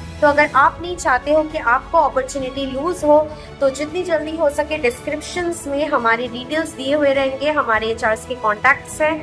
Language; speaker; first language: Hindi; non-native, local second language; Bangla